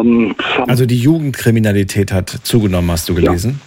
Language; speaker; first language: German; native; German